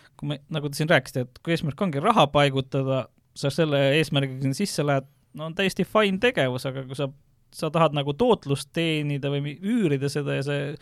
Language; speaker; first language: Estonian; native; Estonian